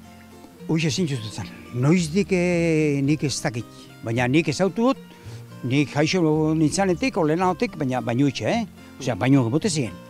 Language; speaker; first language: Basque; native; Basque